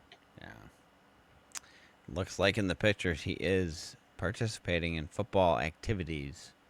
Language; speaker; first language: English; native; English